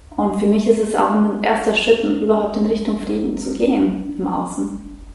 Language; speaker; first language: German; early bilingual, other home language; Polish